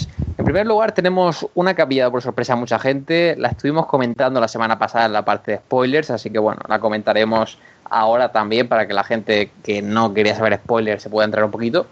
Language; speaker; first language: Spanish; native; Spanish